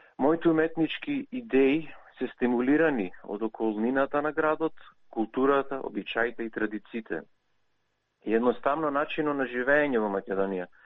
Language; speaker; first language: Macedonian; early bilingual, heritage; Macedonian